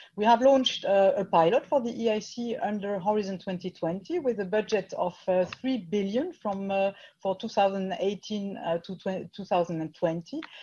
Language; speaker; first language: English; non-native, fluent; French